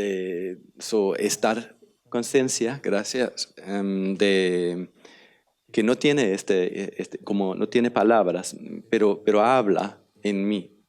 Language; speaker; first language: Spanish; non-native, learner; Danish